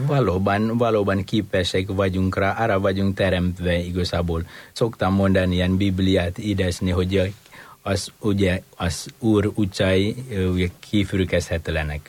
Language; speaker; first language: Hungarian; non-native, fluent; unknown